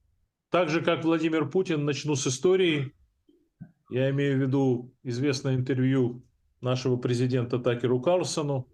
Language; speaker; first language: Russian; native; Russian